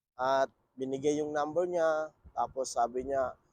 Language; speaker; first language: Filipino; native; Filipino